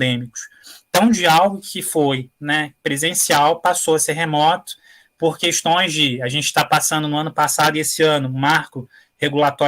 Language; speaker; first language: Portuguese; native; Portuguese